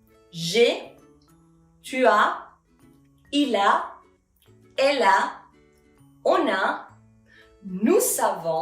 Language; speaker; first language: French; non-native, fluent; Spanish